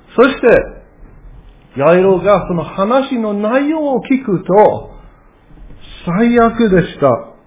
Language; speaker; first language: Japanese; non-native, fluent; English